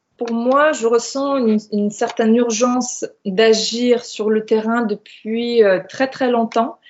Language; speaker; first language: French; non-native, fluent; Polish